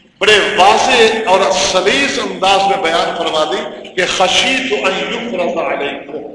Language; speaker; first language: Urdu; native; Urdu